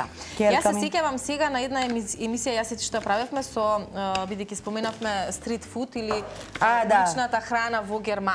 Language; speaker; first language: Macedonian; native; Macedonian